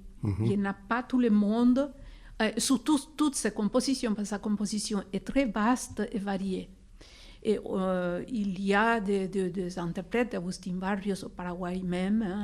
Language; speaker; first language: French; non-native, fluent; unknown